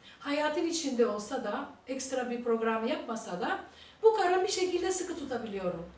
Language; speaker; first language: Turkish; non-native, fluent; Albanian